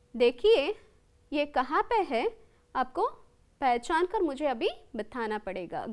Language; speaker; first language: Hindi; non-native, local second language; Kannada